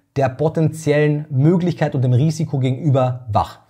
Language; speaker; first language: German; native; German